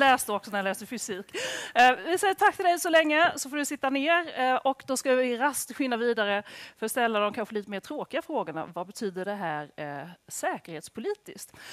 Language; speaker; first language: Swedish; native; Swedish